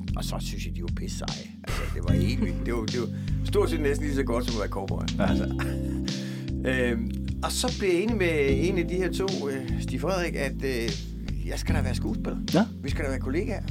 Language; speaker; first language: Danish; native; Danish